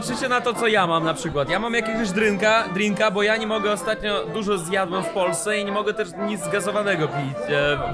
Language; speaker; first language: Polish; non-native, fluent; Russian